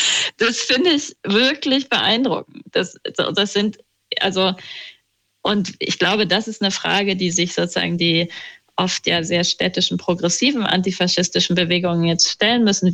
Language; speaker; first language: German; native; German